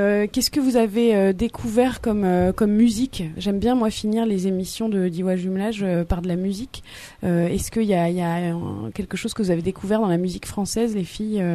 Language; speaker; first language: French; native; French